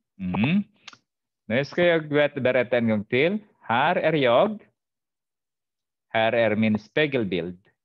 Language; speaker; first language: Swedish; non-native, fluent; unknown